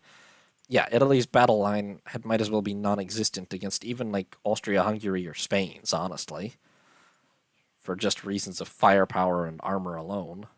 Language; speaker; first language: English; native; English